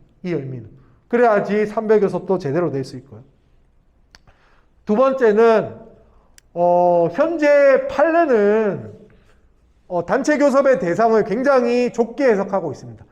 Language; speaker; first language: Korean; native; Korean